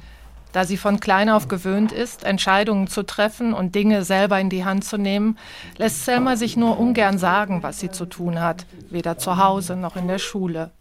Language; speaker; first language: German; native; German